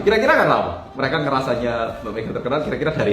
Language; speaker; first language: Indonesian; native; Indonesian